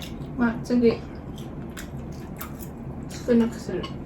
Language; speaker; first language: Japanese; non-native, fluent; Filipino